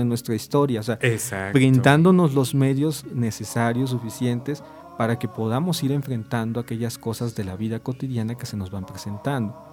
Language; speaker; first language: Spanish; native; Spanish